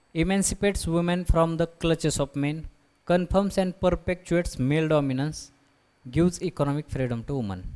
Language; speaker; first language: English; non-native, local second language; Marathi